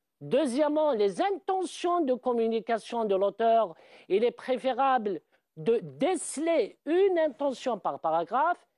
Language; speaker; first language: French; non-native, local second language; Arabic